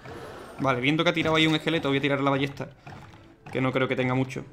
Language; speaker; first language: Spanish; native; Spanish